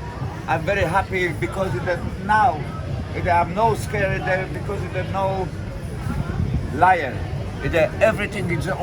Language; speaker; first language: English; non-native, learner; Polish